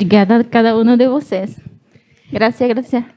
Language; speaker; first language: Portuguese; non-native, learner; Spanish